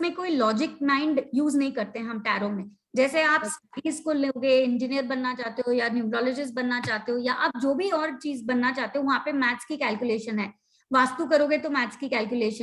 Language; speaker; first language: Hindi; native; Hindi